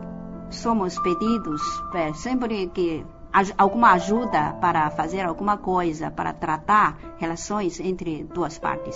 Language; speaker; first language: Portuguese; non-native, fluent; Chinese